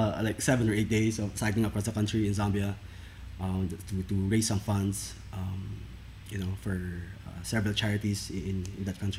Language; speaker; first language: English; non-native, local second language; Filipino